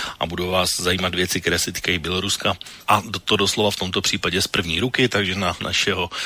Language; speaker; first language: Czech; native; Czech